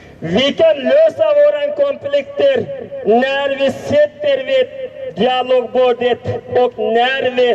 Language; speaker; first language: Swedish; non-native, learner; Uyghur